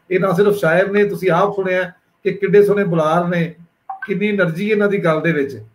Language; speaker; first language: Punjabi; native; Punjabi